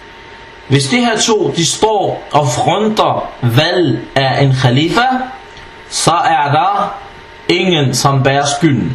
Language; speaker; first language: Danish; non-native, fluent; Arabic